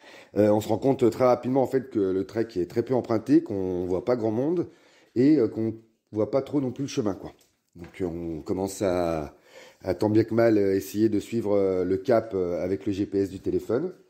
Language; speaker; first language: French; native; French